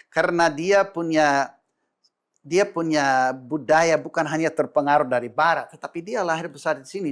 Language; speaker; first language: Indonesian; non-native, fluent; English